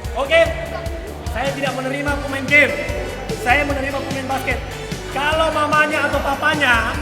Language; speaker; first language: Indonesian; non-native, fluent; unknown